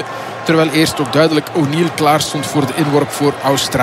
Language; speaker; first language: Dutch; native; Dutch